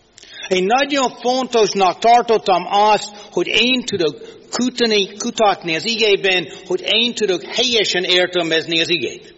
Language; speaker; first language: Hungarian; non-native, fluent; English